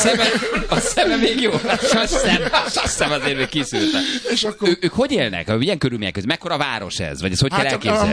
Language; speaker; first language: Hungarian; native; Hungarian